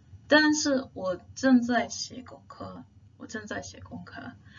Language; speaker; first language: Chinese; non-native, fluent; English